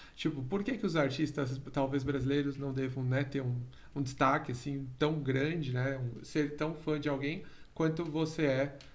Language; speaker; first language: Portuguese; native; Portuguese